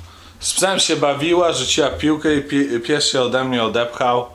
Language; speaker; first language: Polish; early bilingual, heritage; Polish